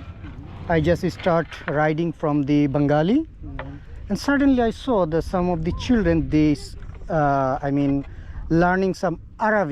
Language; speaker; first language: English; non-native, learner; Bangla